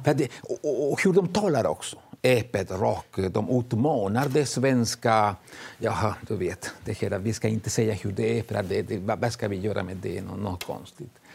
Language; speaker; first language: Swedish; non-native, fluent; Spanish